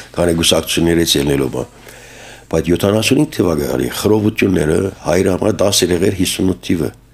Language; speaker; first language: Armenian; early bilingual, heritage; Armenian